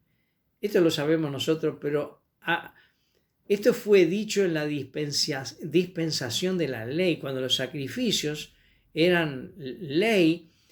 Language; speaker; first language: Spanish; native; Spanish